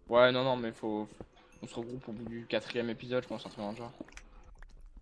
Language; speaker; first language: French; native; French